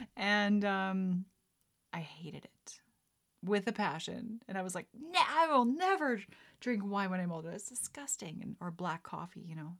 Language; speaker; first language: English; early bilingual, other home language; Dutch